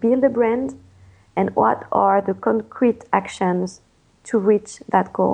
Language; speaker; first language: English; non-native, fluent; French